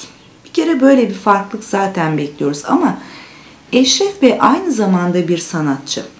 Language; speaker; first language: Turkish; native; Turkish